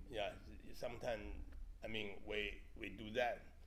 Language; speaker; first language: English; non-native, learner; Chinese